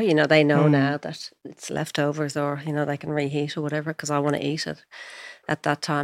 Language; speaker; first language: English; native; English